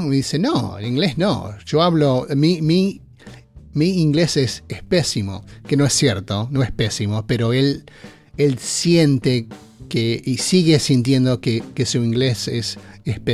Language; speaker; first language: Spanish; native; Spanish